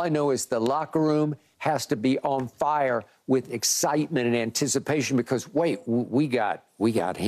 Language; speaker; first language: English; native; English